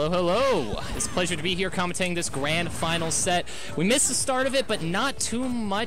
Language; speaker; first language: English; native; English